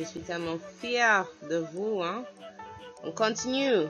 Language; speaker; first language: French; non-native, fluent; English